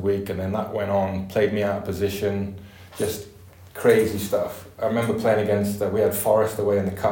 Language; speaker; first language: English; native; English